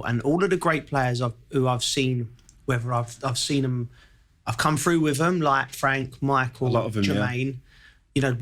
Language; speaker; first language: English; native; English